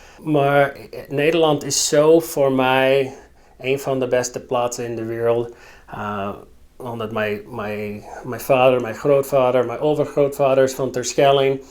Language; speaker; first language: Dutch; non-native, learner; English